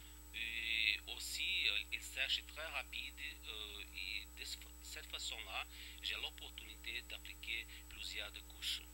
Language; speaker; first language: French; non-native, fluent; Portuguese